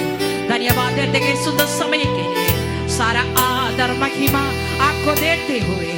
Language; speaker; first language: Hindi; non-native, local second language; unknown